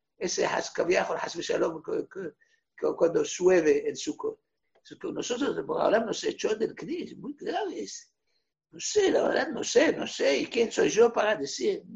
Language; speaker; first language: Spanish; non-native, fluent; Hebrew